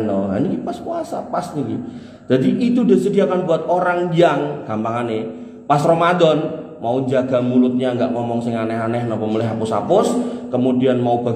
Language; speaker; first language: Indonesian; non-native, local second language; Javanese